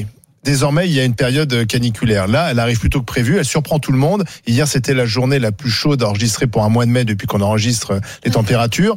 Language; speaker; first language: French; native; French